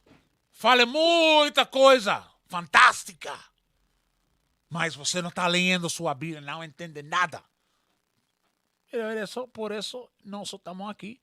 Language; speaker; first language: Portuguese; non-native, learner; Spanish